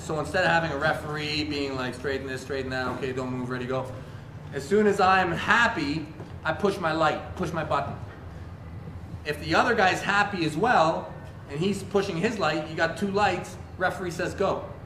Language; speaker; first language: English; native; English